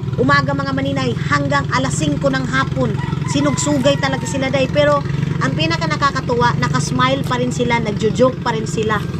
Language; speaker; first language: Filipino; non-native, local second language; Cebuano